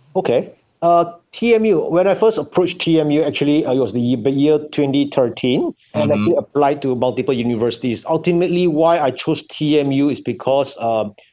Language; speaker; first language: English; non-native, local second language; Chinese